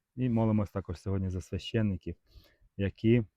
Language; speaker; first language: Ukrainian; native; Ukrainian